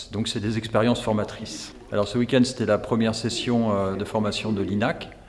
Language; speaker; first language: French; native; French